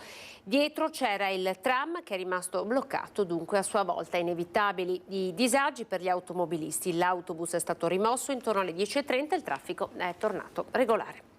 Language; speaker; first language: Italian; native; Italian